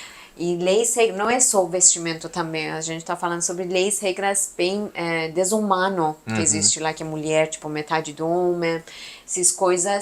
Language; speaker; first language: Portuguese; non-native, learner; Persian